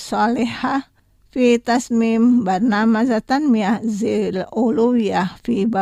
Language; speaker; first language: Arabic; non-native, fluent; Indonesian